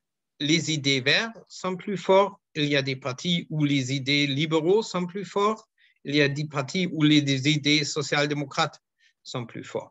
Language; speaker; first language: French; non-native, fluent; German